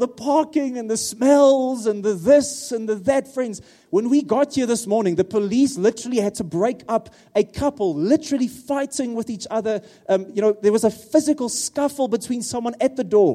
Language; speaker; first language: English; non-native, local second language; Afrikaans